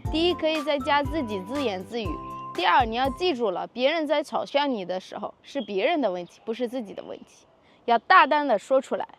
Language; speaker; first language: Chinese; non-native, fluent; Arabic